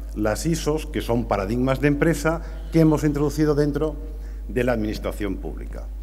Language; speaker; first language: Spanish; native; Spanish